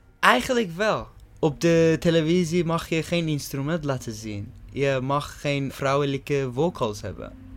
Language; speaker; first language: Dutch; non-native, fluent; Persian